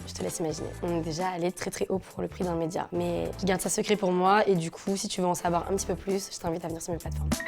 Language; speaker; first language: French; native; French